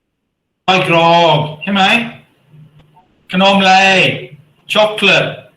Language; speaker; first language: Thai; non-native, learner; English